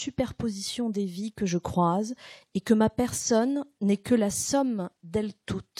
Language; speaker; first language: French; native; French